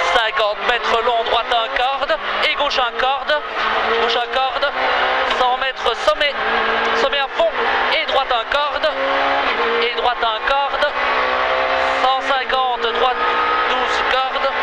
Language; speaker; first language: French; native; French